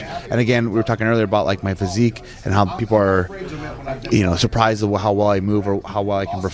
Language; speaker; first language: English; native; English